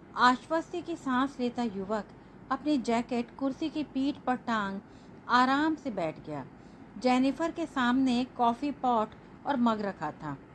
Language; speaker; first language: Hindi; native; Hindi